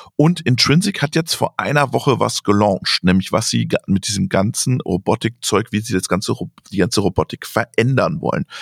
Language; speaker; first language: German; native; German